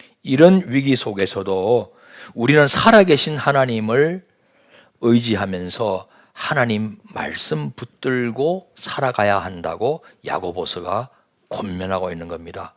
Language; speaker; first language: Korean; native; Korean